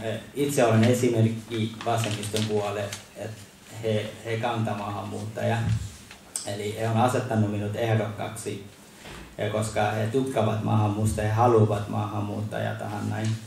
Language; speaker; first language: Finnish; non-native, learner; Turkish